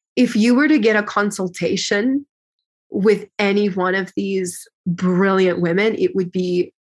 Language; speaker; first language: English; early bilingual, other home language; Ukrainian